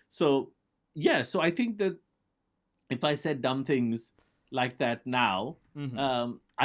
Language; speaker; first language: English; non-native, local second language; Bangla